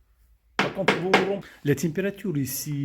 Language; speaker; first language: French; non-native, learner; Russian